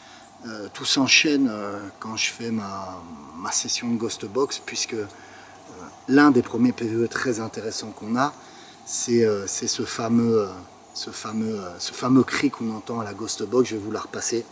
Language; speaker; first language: French; native; French